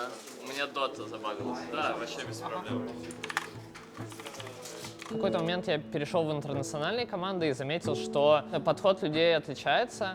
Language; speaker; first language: Russian; native; Russian